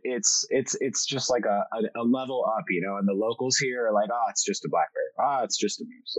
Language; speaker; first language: English; early bilingual, other home language; French